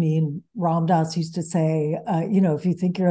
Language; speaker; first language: English; early bilingual, other home language; Spanish